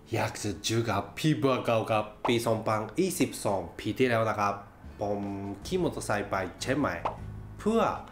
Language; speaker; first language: Thai; non-native, fluent; Japanese